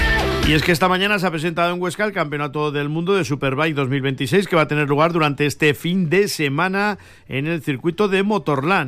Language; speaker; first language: Spanish; native; Spanish